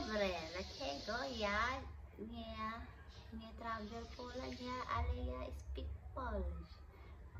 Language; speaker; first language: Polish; non-native, learner; Cebuano